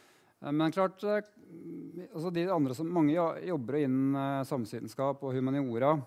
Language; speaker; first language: Norwegian; native; Norwegian